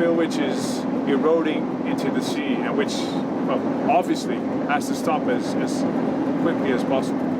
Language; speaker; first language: English; non-native, fluent; Dutch